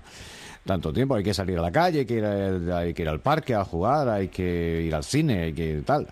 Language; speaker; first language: Spanish; native; Spanish